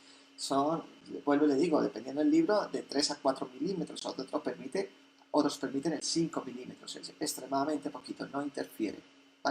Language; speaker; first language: Spanish; native; Spanish